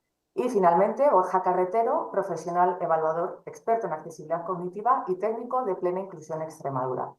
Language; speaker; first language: Spanish; native; Spanish